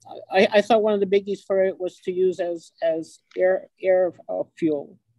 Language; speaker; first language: English; early bilingual, other home language; Ukrainian